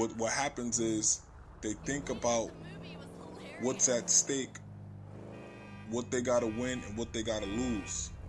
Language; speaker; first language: English; native; English